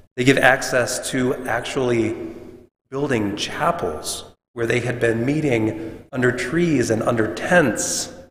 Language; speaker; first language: English; native; English